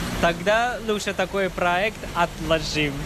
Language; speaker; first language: Russian; non-native, learner; Chinese